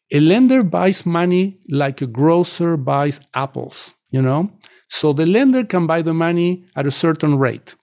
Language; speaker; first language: English; non-native, fluent; Spanish